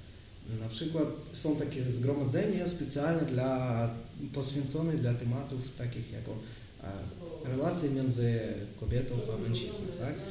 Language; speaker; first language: Polish; non-native, learner; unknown